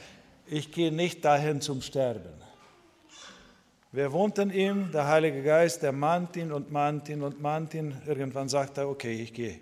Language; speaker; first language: German; non-native, fluent; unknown